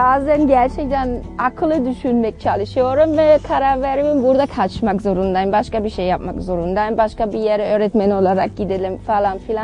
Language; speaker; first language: Turkish; non-native, learner; German